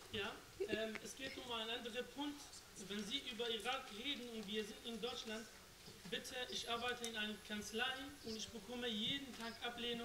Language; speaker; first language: German; non-native, fluent; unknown